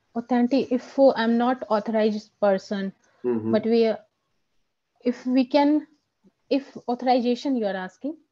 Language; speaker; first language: English; non-native, local second language; Hindi